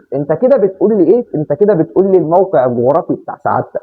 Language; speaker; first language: Arabic; native; Arabic